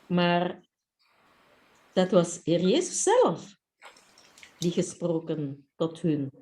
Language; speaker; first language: Dutch; non-native, fluent; Indonesian